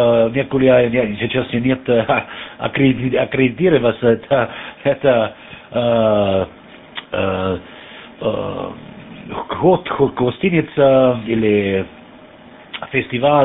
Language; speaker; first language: Russian; non-native, learner; German